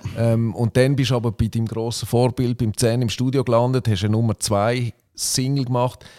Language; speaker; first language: German; native; German